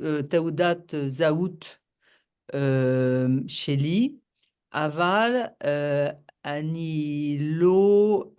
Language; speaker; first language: Hebrew; non-native, learner; French